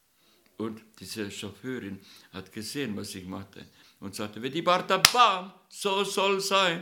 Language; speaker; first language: German; non-native, learner; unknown